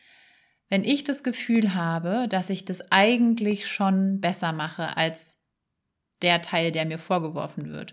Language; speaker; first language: German; native; German